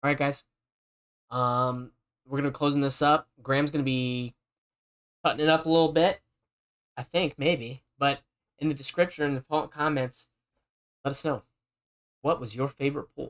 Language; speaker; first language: English; native; English